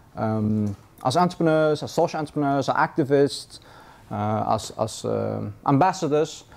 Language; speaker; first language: English; non-native, fluent; Persian